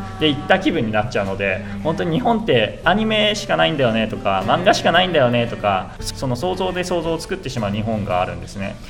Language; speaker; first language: Japanese; native; Japanese